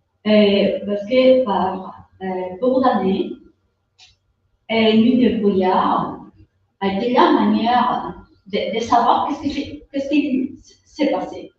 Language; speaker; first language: French; non-native, fluent; Spanish